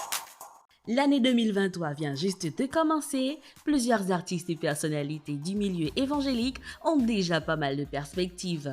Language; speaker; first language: French; non-native, local second language; Haitian Creole